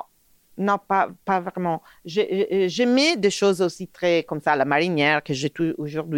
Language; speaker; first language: French; non-native, fluent; Italian